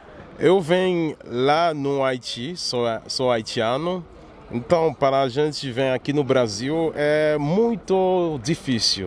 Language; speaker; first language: Portuguese; non-native, learner; Haitian Creole